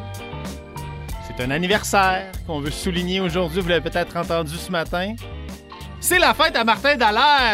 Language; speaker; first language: French; native; French